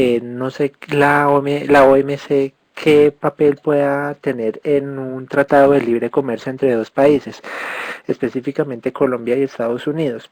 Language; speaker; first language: Spanish; native; Spanish